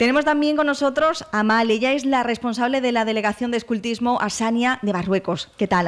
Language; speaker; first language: Spanish; native; Spanish